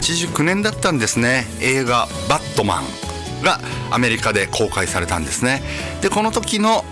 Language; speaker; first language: Japanese; native; Japanese